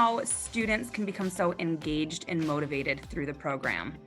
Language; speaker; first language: English; native; English